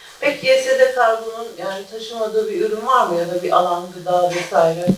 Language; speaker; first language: Turkish; native; Turkish